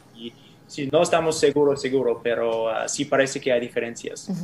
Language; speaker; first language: Spanish; non-native, learner; English